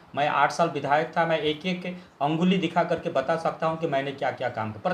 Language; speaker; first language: Hindi; non-native, local second language; Bangla